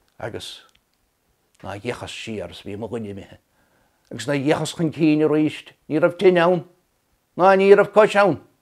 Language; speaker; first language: Irish; native; Irish